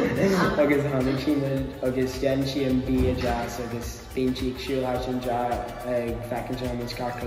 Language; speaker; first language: Irish; non-native, learner; English